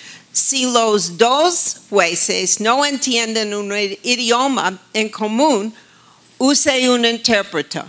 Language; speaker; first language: Spanish; non-native, fluent; English